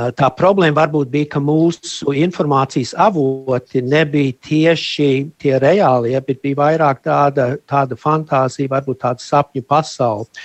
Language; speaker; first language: Latvian; early bilingual, heritage; Latvian